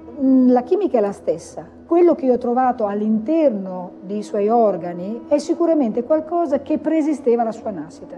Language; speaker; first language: Italian; native; Italian